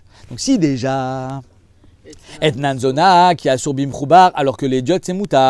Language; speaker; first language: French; native; French